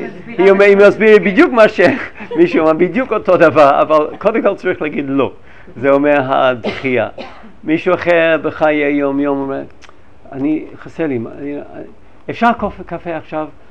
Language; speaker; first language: Hebrew; non-native, fluent; English